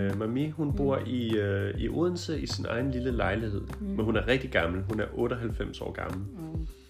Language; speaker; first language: Danish; native; Danish